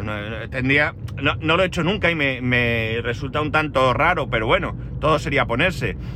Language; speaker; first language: Spanish; native; Spanish